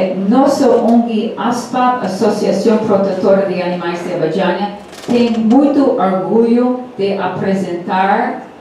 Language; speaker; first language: Portuguese; non-native, learner; English